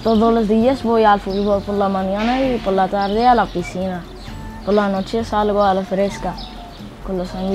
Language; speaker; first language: Spanish; non-native, learner; Arabic